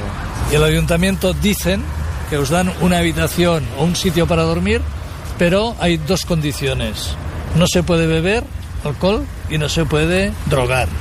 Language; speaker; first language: Spanish; native; Spanish